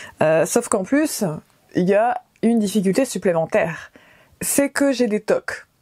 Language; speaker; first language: French; early bilingual, other home language; Portuguese